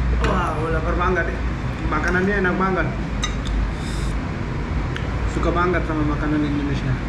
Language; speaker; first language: Indonesian; non-native, learner; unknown